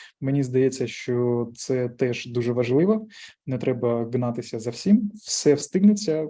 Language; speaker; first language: Ukrainian; non-native, local second language; Russian